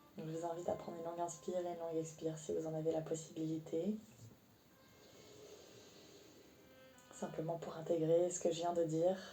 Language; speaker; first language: French; native; French